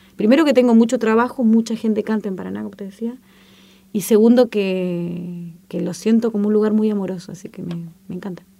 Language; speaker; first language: Spanish; native; Spanish